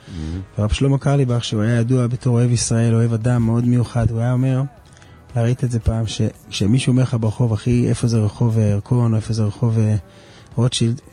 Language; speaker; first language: Hebrew; native; Hebrew